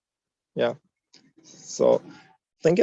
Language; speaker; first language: English; non-native, fluent; Uzbek